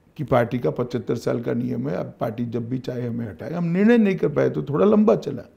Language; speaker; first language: Hindi; non-native, local second language; Gujarati